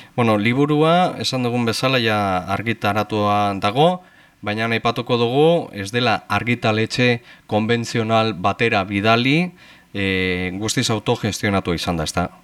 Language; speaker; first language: Basque; native; Basque